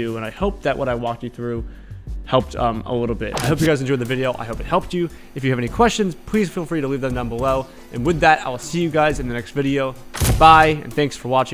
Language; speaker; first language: English; native; English